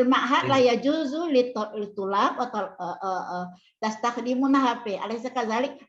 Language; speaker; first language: Arabic; non-native, learner; Indonesian